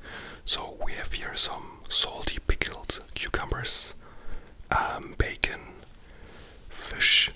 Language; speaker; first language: English; non-native, fluent; German